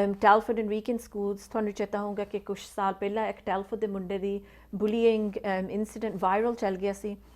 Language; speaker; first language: Punjabi; early bilingual, heritage; Punjabi